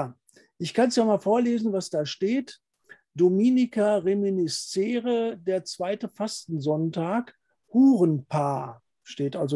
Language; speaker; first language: German; native; German